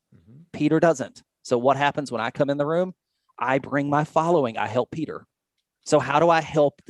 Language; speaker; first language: English; native; English